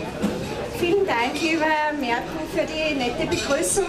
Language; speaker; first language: German; native; German